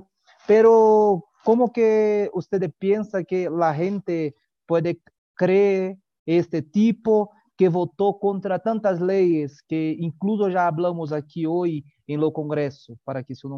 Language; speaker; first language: Spanish; non-native, learner; Portuguese